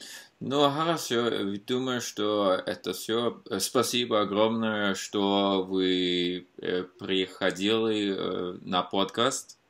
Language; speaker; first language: Russian; non-native, fluent; Norwegian